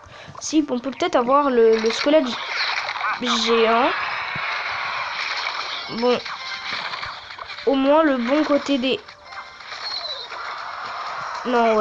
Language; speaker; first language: French; native; French